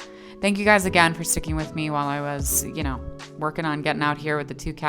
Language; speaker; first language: English; native; English